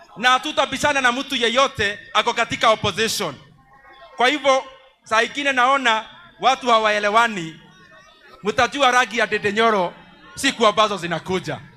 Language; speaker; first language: Swahili; non-native, local second language; Kikuyu